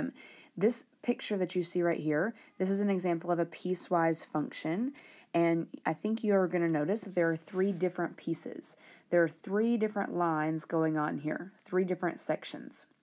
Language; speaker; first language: English; native; English